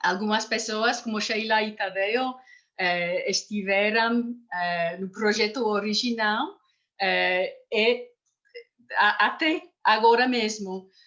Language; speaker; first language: Portuguese; non-native, fluent; English